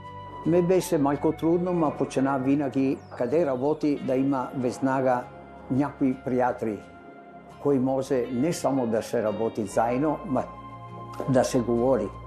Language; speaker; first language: Bulgarian; non-native, learner; Italian